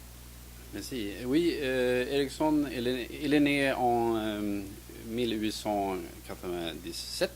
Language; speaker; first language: French; non-native, fluent; Swedish